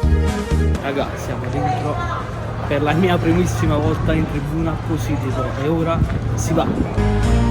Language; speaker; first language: Italian; native; Italian